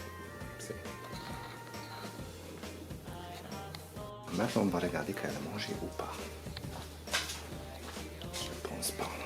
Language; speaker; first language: French; non-native, learner; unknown